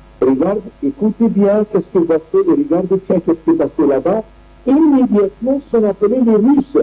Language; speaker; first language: French; non-native, learner; Arabic